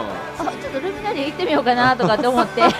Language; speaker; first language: Japanese; native; Japanese